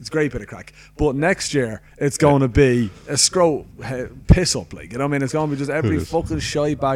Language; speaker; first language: English; native; English